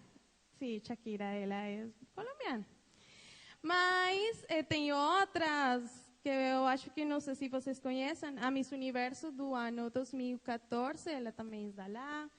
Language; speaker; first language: Portuguese; non-native, fluent; Spanish